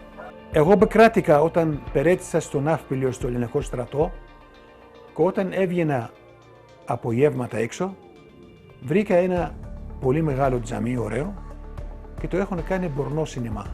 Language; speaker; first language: Greek; non-native, local second language; Turkish